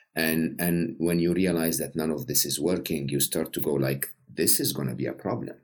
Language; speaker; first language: English; non-native, fluent; Arabic